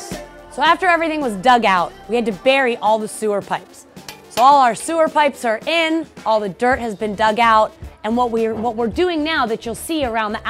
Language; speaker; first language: English; native; English